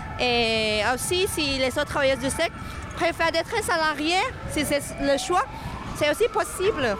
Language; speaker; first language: French; non-native, fluent; Thai